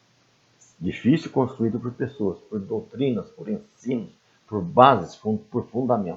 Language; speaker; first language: Portuguese; native; Portuguese